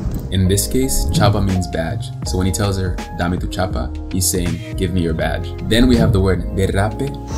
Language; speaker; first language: English; native; English